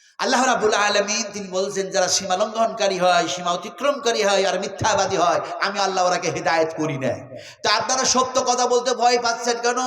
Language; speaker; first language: Bangla; non-native, local second language; Urdu